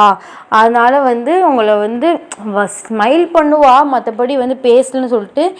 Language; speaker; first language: Tamil; native; Tamil